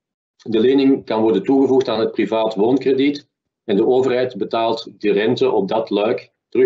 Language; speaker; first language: Dutch; native; Dutch